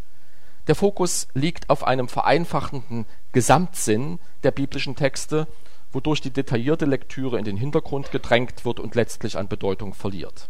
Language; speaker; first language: German; native; German